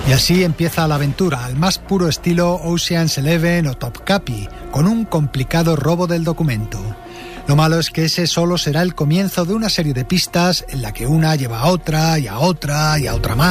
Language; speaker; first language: Spanish; native; Spanish